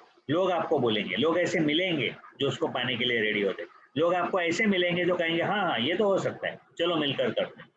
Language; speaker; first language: Hindi; native; Hindi